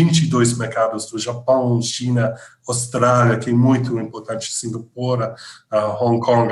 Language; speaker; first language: Portuguese; non-native, fluent; English